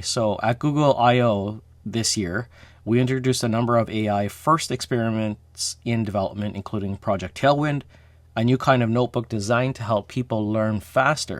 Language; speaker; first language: English; native; English